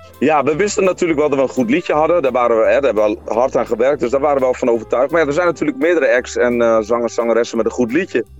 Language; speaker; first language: Dutch; native; Dutch